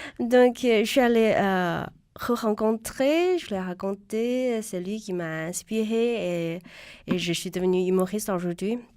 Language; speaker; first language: French; non-native, fluent; Chinese